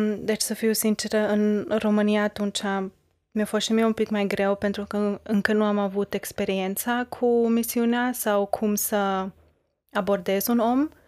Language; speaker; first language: Romanian; early bilingual, heritage; Romanian